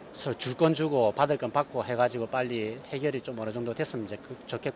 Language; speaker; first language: Korean; native; Korean